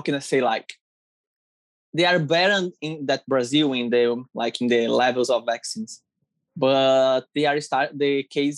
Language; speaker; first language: English; non-native, learner; Portuguese